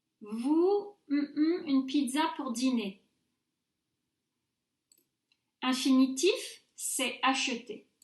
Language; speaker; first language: French; non-native, fluent; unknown